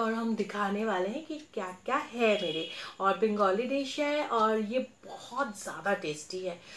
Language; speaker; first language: Hindi; non-native, local second language; Bangla